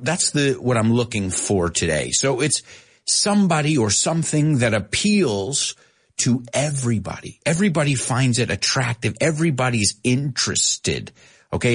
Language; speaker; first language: English; early bilingual, other home language; Spanish